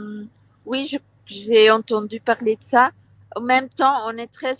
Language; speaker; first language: French; non-native, local second language; Dutch